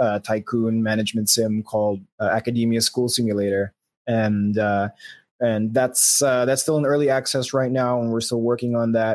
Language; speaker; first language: English; non-native, local second language; Filipino